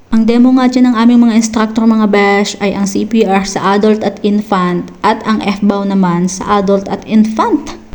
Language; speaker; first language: Filipino; non-native, local second language; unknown